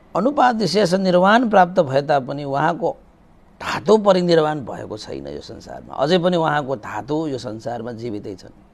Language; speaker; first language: Nepali; native; Nepali